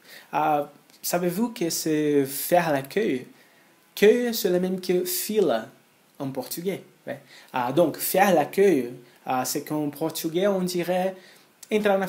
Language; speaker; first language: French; non-native, fluent; Portuguese